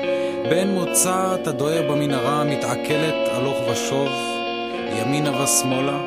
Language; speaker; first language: Hebrew; native; Hebrew